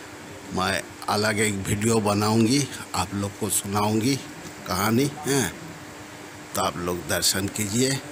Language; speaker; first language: Hindi; non-native, local second language; Bangla